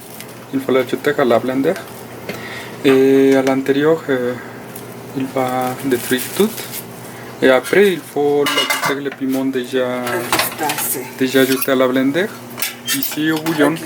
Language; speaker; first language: French; non-native, fluent; Spanish